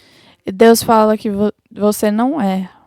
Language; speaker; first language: Portuguese; non-native, fluent; English